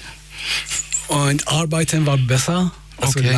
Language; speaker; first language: German; non-native, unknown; Persian